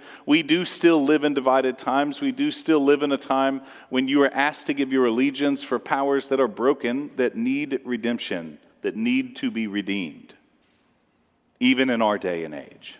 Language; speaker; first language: English; native; English